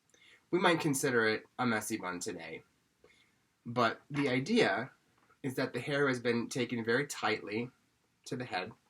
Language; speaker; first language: English; native; English